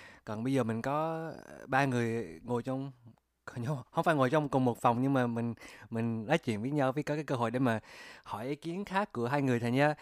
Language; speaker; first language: Vietnamese; early bilingual, heritage; Vietnamese